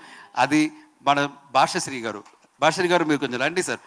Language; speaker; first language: Telugu; non-native, learner; Tamil